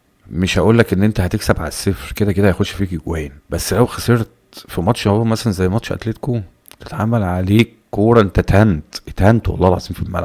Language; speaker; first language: Arabic; native; Arabic